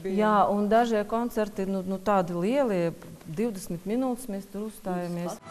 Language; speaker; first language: Latvian; non-native, local second language; Russian